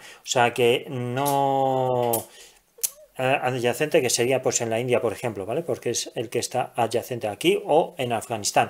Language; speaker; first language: Spanish; native; Spanish